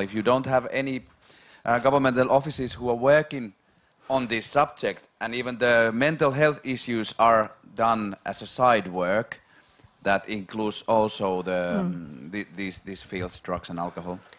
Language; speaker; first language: English; non-native, fluent; Finnish